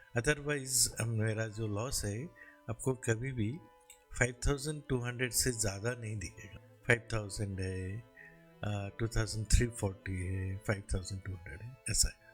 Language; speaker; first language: Hindi; non-native, local second language; Bangla